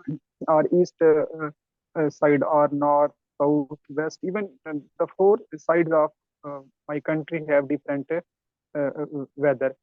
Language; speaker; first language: English; non-native, learner; Urdu